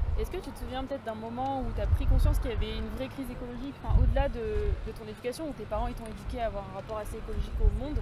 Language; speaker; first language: French; native; French